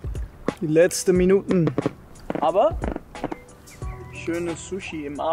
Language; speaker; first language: German; non-native, learner; Dutch